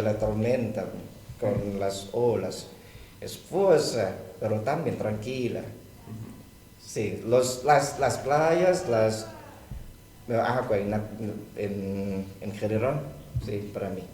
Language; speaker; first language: Spanish; non-native, learner; Thai